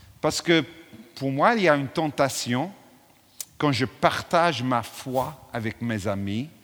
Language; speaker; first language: French; non-native, fluent; English